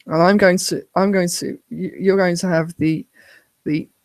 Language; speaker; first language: English; native; English